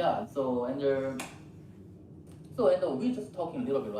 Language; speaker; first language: English; non-native, learner; Korean